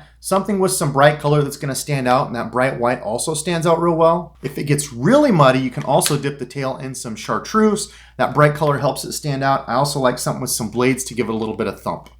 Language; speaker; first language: English; native; English